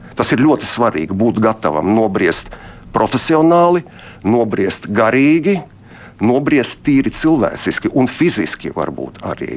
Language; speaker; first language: Latvian; non-native, local second language; Russian